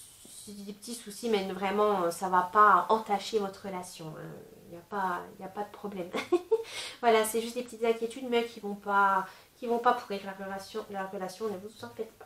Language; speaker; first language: French; native; French